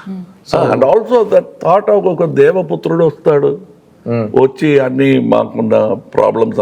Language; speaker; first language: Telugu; non-native, local second language; Tamil